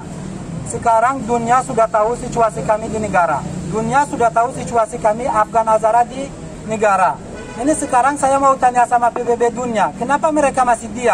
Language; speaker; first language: Indonesian; non-native, fluent; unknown